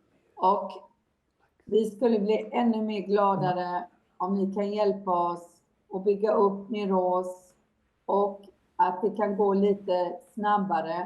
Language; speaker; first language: Swedish; non-native, fluent; Hebrew